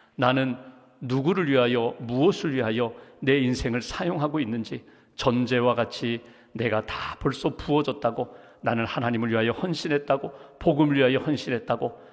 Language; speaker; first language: Korean; native; Korean